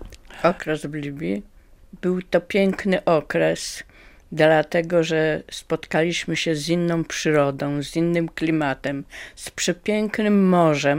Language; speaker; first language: Polish; native; Polish